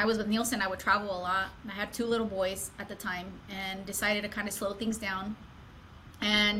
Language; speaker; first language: English; native; English